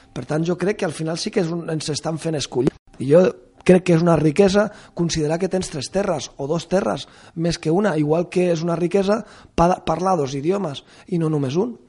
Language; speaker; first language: Catalan; non-native, local second language; Spanish